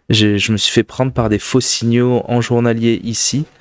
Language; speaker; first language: French; native; French